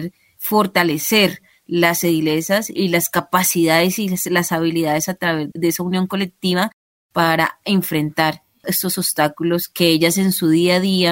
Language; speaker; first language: Spanish; native; Spanish